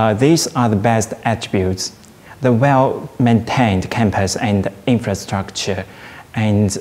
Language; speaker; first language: English; non-native, fluent; Chinese